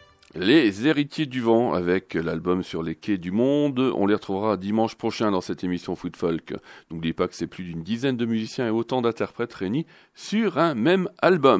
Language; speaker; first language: French; native; French